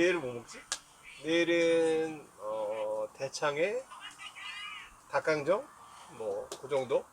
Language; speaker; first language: Korean; native; Korean